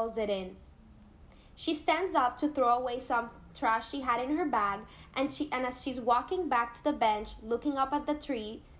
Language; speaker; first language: English; non-native, fluent; Spanish